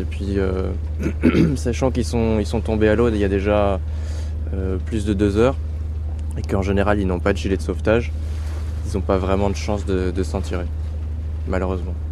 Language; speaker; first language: French; native; French